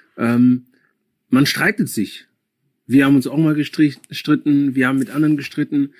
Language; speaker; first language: German; early bilingual, other home language; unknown